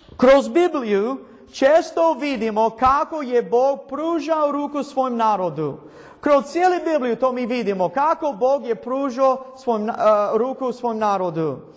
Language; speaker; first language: Croatian; non-native, learner; English